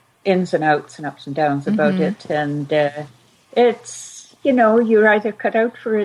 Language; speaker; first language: English; native; English